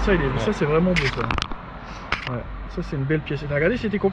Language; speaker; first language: French; native; French